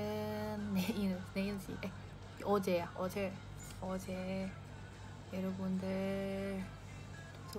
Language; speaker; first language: Korean; non-native, learner; Indonesian